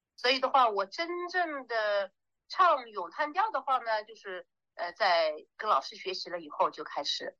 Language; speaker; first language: Chinese; native; Chinese